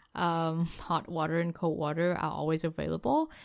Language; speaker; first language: English; non-native, fluent; Vietnamese